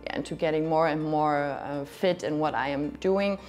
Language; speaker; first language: English; non-native, fluent; German